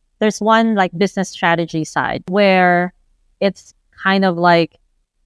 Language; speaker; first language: English; non-native, local second language; Filipino